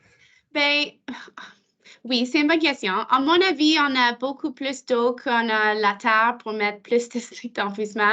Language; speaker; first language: French; non-native, local second language; English